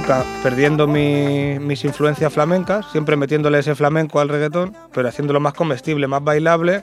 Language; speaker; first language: Spanish; native; Spanish